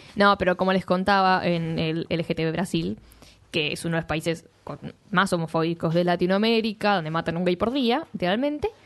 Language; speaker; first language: Spanish; native; Spanish